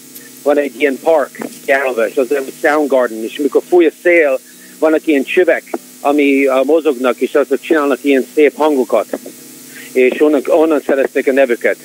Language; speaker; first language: Hungarian; early bilingual, heritage; Hungarian